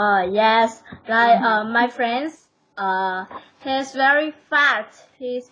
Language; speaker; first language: English; non-native, learner; Vietnamese